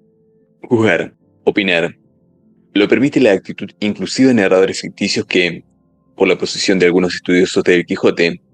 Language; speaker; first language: Spanish; native; Spanish